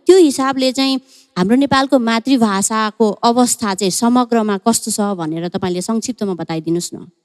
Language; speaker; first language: Nepali; non-native, local second language; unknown